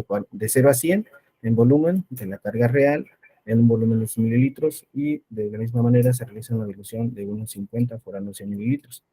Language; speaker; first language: Spanish; native; Spanish